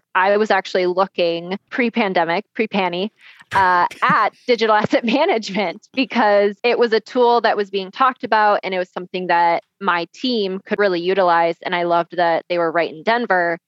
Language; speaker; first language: English; native; English